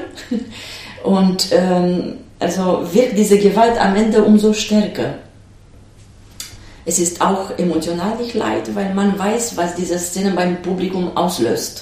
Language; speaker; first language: German; non-native, fluent; Romanian